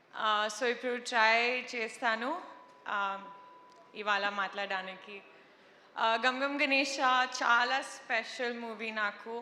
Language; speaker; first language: Telugu; non-native, learner; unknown